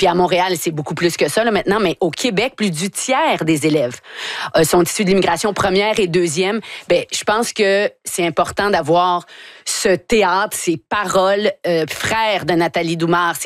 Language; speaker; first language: French; native; French